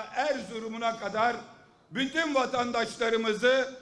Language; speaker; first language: Turkish; native; Turkish